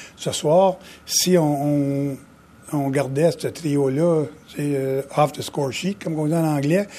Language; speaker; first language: French; native; French